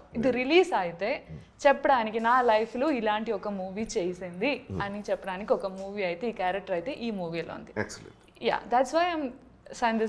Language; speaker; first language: Telugu; non-native, learner; Malayalam